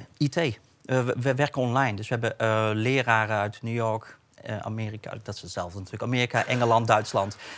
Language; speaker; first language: Dutch; native; Dutch